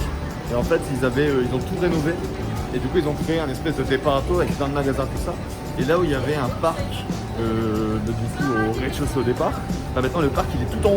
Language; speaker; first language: French; native; French